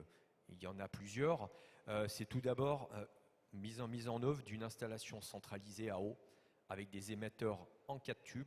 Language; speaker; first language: French; native; French